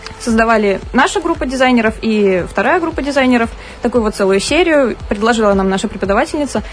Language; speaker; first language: Russian; native; Russian